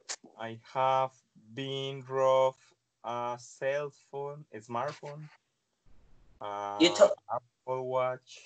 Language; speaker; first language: English; non-native, learner; Spanish